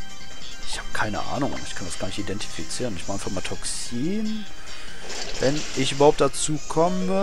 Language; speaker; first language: German; native; German